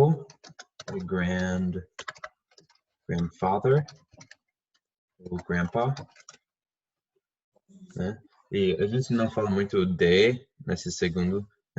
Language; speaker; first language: Portuguese; non-native, fluent; English